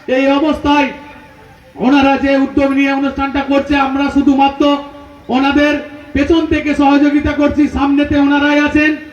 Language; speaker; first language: Bangla; native; Bangla